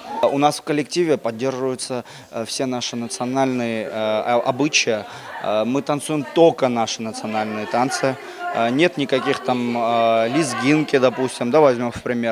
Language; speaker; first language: Russian; early bilingual, other home language; Armenian